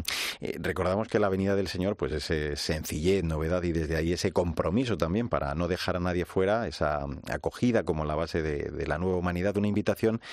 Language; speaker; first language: Spanish; native; Spanish